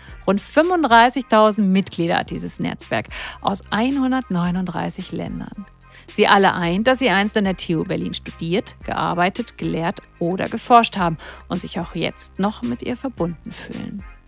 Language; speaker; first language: German; native; German